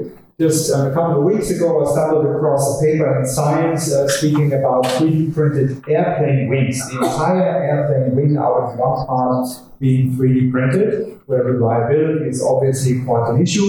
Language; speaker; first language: English; non-native, fluent; German